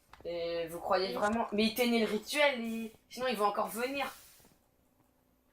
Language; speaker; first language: French; native; French